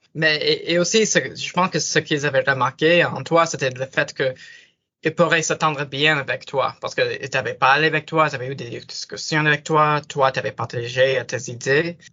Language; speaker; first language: French; non-native, learner; English